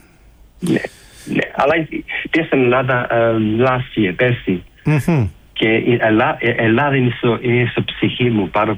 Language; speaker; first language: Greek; early bilingual, heritage; English